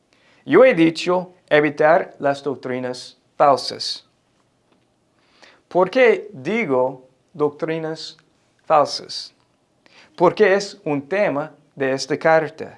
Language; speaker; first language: Spanish; non-native, fluent; English